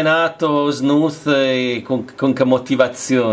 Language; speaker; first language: Italian; native; Italian